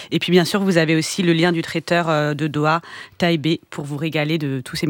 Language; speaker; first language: French; native; French